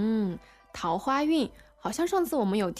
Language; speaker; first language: Chinese; native; Chinese